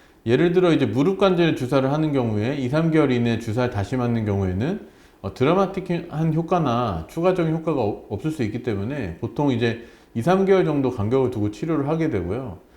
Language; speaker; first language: Korean; native; Korean